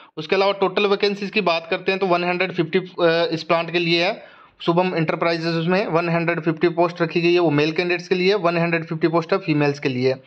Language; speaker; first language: Hindi; native; Hindi